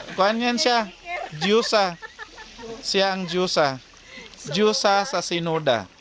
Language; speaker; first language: Filipino; non-native, local second language; Cebuano